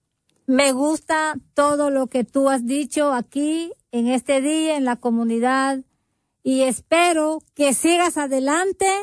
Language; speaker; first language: Spanish; native; Spanish